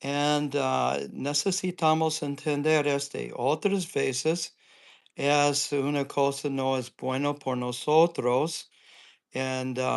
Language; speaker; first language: Spanish; non-native, learner; English